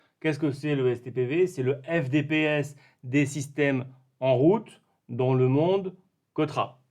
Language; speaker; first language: French; native; French